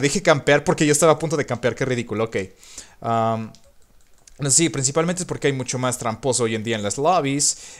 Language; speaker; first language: Spanish; native; Spanish